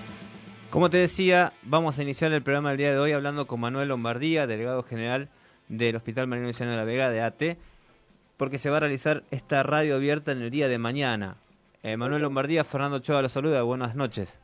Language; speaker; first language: Spanish; native; Spanish